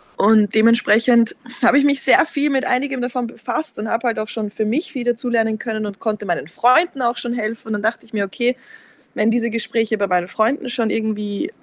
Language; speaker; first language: German; native; German